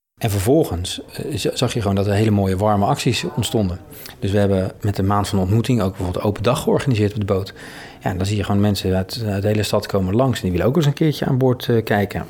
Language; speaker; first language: Dutch; native; Dutch